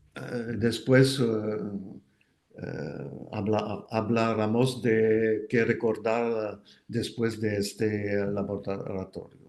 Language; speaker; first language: Spanish; non-native, fluent; French